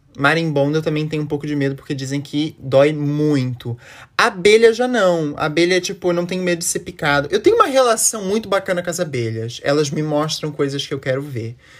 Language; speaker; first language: Portuguese; native; Portuguese